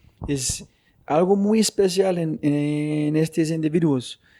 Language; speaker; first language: Spanish; non-native, fluent; English